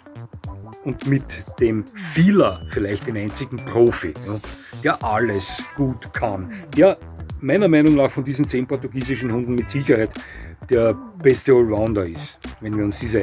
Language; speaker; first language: German; native; German